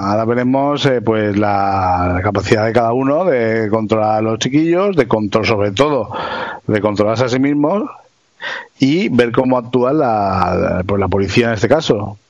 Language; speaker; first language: Spanish; native; Spanish